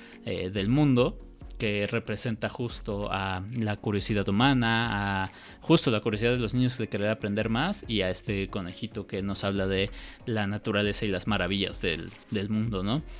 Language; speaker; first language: Spanish; native; Spanish